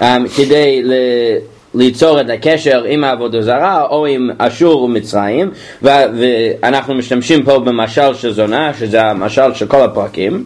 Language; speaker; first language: Hebrew; non-native, fluent; English